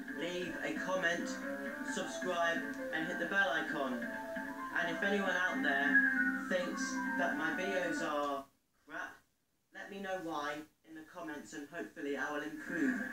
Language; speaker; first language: English; native; English